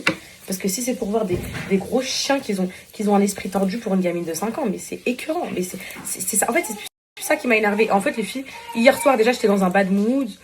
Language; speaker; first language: French; native; French